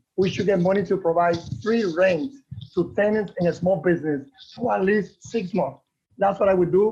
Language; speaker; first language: English; non-native, fluent; Spanish